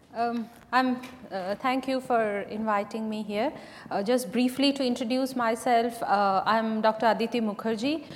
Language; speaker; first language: English; non-native, local second language; Bangla